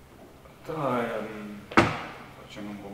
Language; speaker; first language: Romanian; non-native, learner; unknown